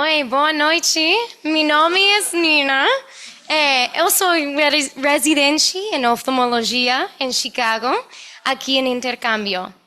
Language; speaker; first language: Portuguese; early bilingual, heritage; English